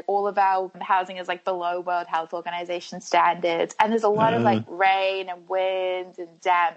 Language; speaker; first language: English; native; English